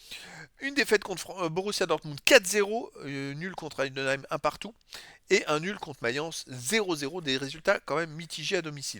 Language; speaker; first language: French; native; French